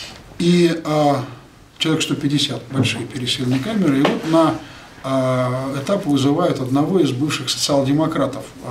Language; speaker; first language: Russian; native; Russian